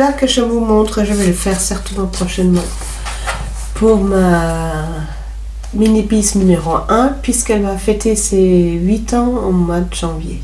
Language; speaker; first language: French; native; French